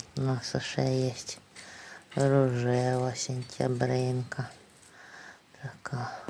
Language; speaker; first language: Ukrainian; native; Ukrainian